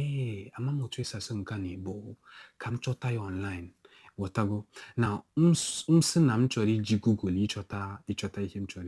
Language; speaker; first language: Igbo; non-native, local second language; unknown